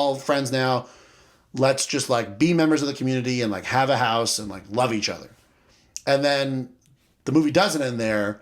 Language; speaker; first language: English; native; English